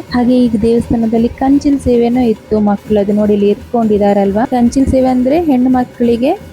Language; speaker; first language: Kannada; native; Kannada